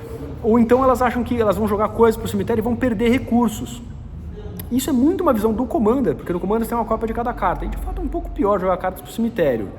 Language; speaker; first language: Portuguese; native; Portuguese